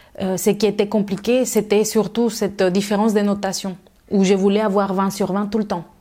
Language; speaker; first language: French; non-native, fluent; Spanish